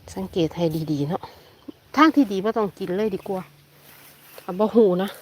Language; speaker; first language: Thai; native; Thai